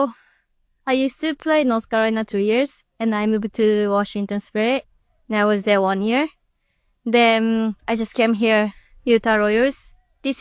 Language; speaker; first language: English; non-native, learner; Japanese